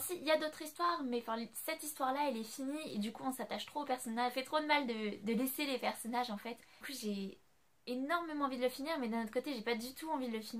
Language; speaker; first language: French; native; French